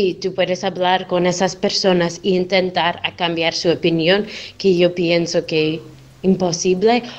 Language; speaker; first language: Spanish; non-native, fluent; English